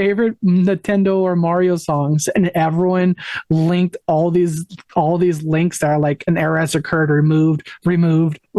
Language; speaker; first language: English; native; English